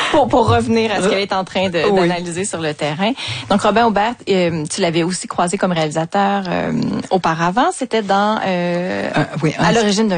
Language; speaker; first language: French; native; French